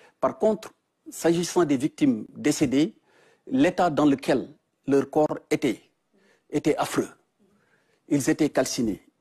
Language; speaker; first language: French; non-native, local second language; Wolof